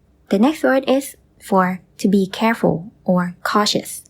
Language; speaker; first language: English; non-native, fluent; Thai